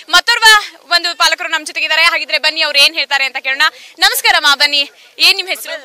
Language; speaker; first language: Kannada; native; Kannada